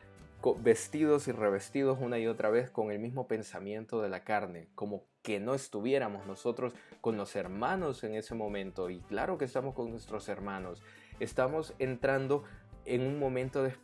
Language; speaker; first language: Spanish; native; Spanish